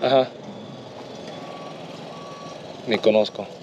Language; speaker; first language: Spanish; non-native, learner; English